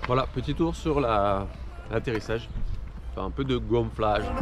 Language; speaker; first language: French; native; French